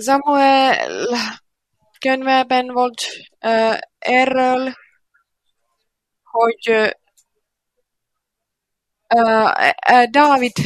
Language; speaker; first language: Hungarian; non-native, learner; Finnish